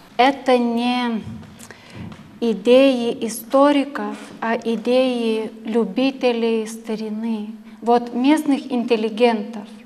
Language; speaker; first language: Russian; non-native, fluent; Lithuanian